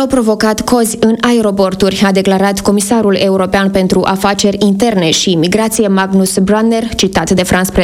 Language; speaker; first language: Romanian; native; Romanian